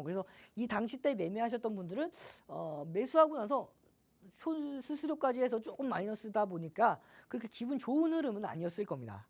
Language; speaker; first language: Korean; native; Korean